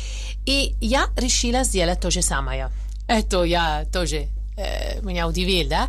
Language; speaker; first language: Russian; non-native, fluent; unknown